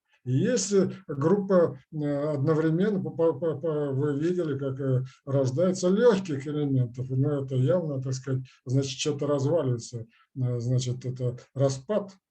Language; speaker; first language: Russian; native; Russian